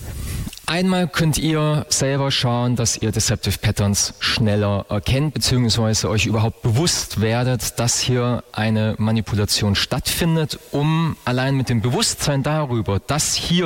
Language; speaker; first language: German; native; German